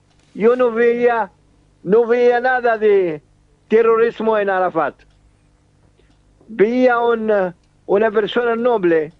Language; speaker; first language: Spanish; non-native, fluent; Arabic